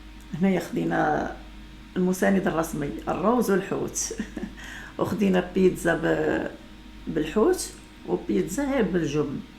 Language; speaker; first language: Arabic; native; Arabic